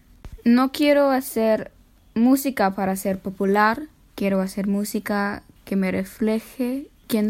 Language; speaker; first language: Spanish; non-native, fluent; English